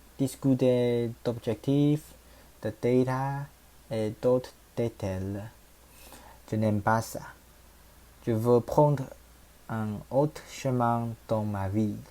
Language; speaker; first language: French; non-native, learner; Chinese